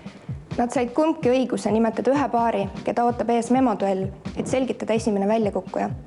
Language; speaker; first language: Estonian; native; Estonian